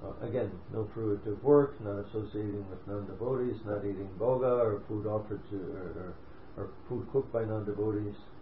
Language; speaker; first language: English; native; English